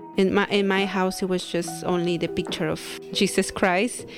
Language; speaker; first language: English; non-native, fluent; Spanish